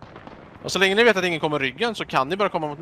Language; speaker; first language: Swedish; native; Swedish